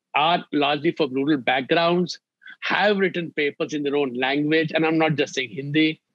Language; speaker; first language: English; non-native, local second language; Hindi